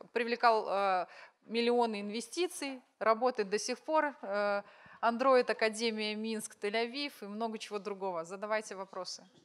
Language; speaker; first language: Russian; native; Russian